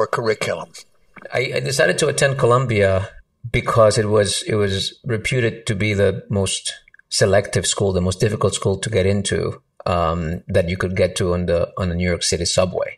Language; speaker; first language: English; early bilingual, other home language; Spanish